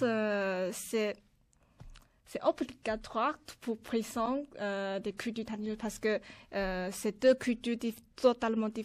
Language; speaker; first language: French; non-native, learner; Chinese